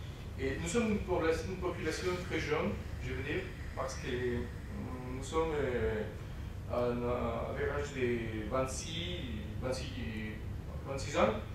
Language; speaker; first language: French; non-native, fluent; Spanish